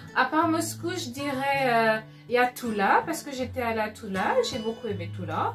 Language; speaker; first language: French; non-native, local second language; Lingala